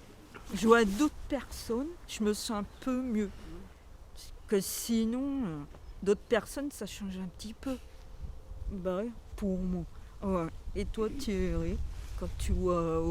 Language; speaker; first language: French; native; French